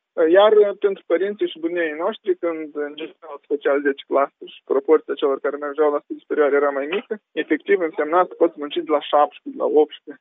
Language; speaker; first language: Romanian; native; Romanian